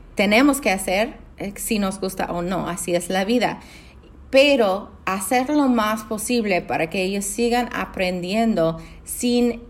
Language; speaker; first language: Spanish; non-native, fluent; English